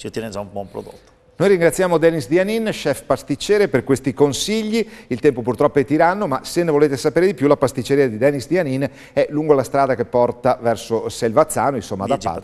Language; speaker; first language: Italian; native; Italian